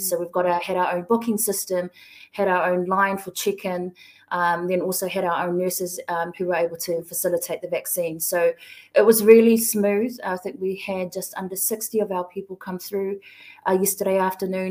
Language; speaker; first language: English; native; English